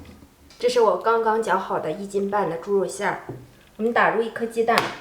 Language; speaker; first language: Chinese; native; Chinese